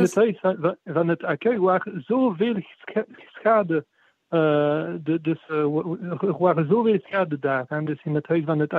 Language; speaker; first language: Dutch; non-native, fluent; French